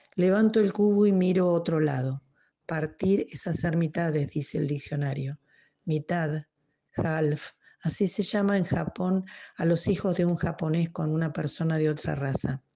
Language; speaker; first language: Spanish; native; Spanish